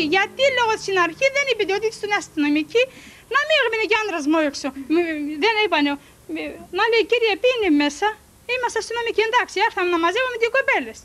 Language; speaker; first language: Greek; non-native, learner; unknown